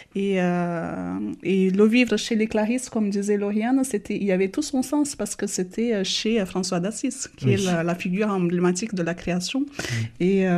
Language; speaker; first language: French; non-native, fluent; Portuguese